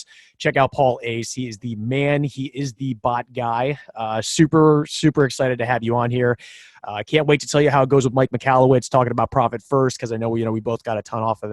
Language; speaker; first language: English; native; English